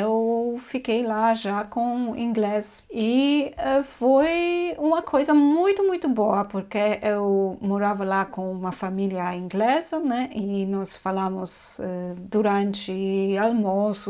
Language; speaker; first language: Portuguese; non-native, fluent; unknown